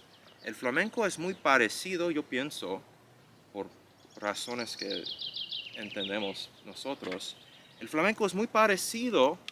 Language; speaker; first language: Spanish; non-native, fluent; English